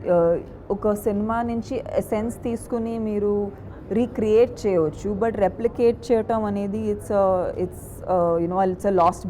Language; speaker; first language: Telugu; non-native, fluent; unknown